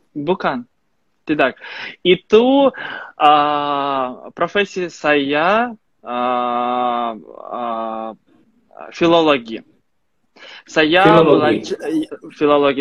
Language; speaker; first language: Indonesian; non-native, fluent; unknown